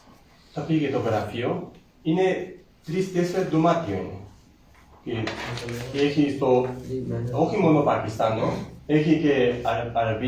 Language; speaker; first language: Greek; non-native, learner; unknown